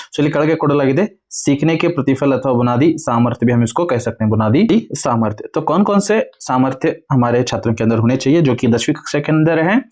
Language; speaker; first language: Hindi; non-native, local second language; Kannada